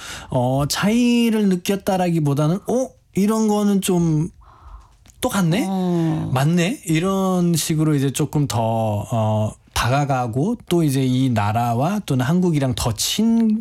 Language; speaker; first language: Korean; non-native, fluent; Nepali